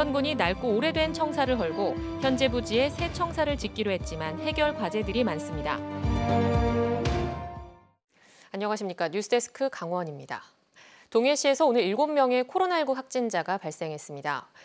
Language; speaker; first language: Korean; native; Korean